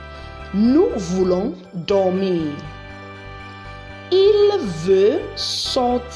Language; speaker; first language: French; non-native, learner; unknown